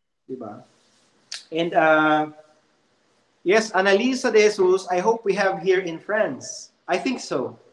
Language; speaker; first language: English; non-native, local second language; Filipino